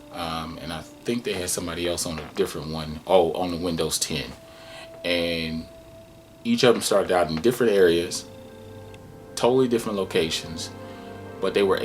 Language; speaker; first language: English; native; English